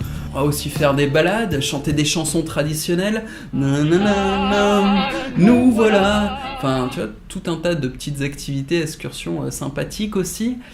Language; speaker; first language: French; native; French